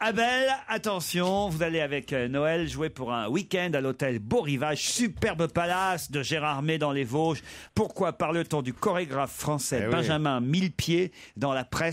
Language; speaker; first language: French; native; French